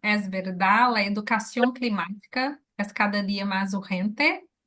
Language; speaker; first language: Spanish; non-native, learner; Portuguese